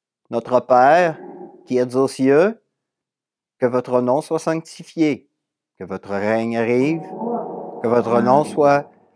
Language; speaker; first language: French; native; French